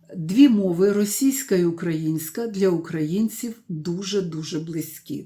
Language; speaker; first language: Ukrainian; non-native, local second language; Russian